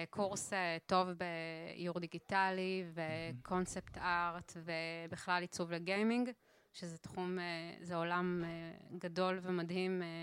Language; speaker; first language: Hebrew; native; Hebrew